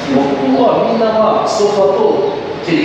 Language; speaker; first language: Japanese; non-native, learner; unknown